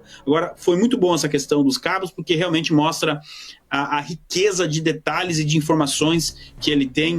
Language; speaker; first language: Portuguese; native; Portuguese